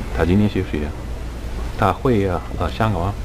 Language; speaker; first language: Chinese; non-native, learner; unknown